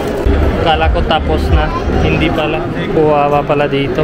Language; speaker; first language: Filipino; non-native, learner; Hindi